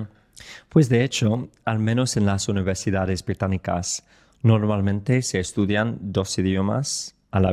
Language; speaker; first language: Spanish; non-native, fluent; English